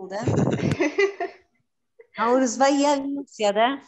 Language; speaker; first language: Russian; non-native, local second language; Kazakh